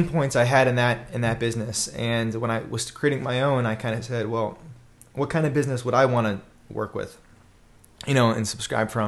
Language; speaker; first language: English; native; English